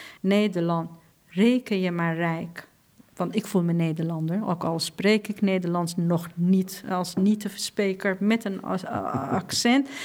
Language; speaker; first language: Dutch; non-native, fluent; Persian